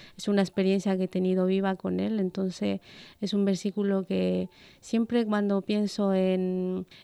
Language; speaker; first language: Spanish; native; Spanish